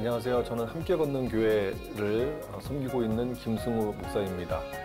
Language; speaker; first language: Korean; native; Korean